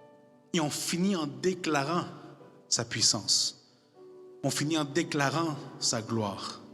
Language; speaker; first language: French; non-native, fluent; Spanish